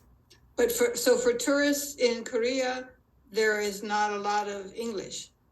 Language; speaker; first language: English; non-native, learner; Spanish